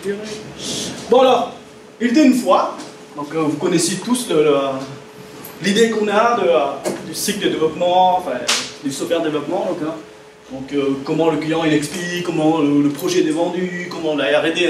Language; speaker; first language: French; native; French